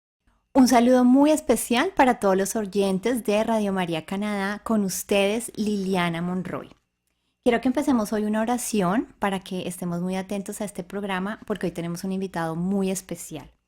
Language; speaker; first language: Spanish; native; Spanish